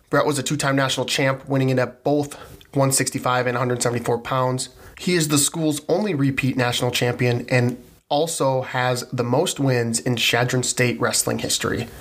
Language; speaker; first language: English; native; English